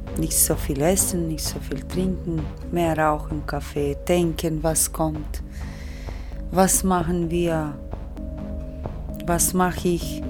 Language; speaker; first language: German; non-native, learner; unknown